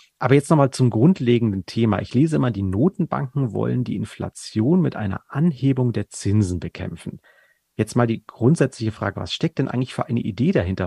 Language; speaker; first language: German; native; German